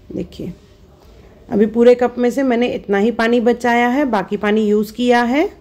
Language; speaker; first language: Hindi; non-native, local second language; Sindhi